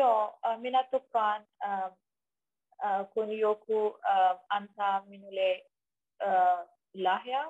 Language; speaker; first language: Finnish; non-native, learner; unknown